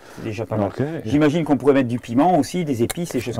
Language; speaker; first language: French; native; French